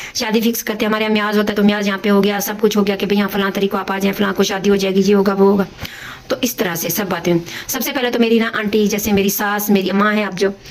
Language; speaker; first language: Hindi; native; Hindi